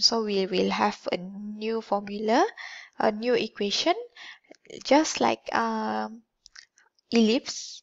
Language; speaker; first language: English; non-native, local second language; Malay